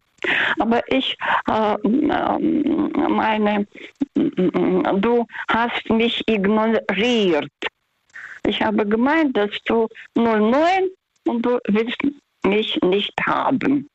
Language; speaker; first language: German; non-native, fluent; Russian